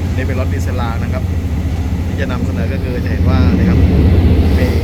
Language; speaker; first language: Thai; native; Thai